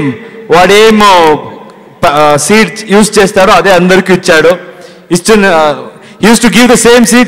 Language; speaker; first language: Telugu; non-native, learner; Kannada